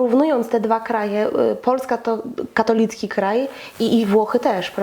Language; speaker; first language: Polish; native; Polish